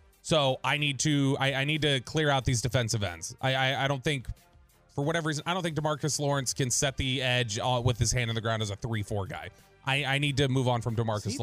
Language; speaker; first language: English; native; English